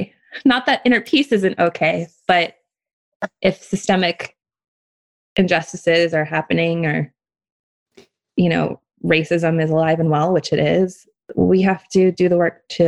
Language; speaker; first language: English; native; English